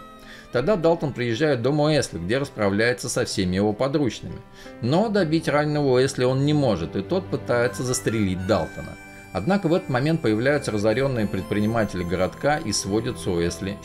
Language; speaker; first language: Russian; native; Russian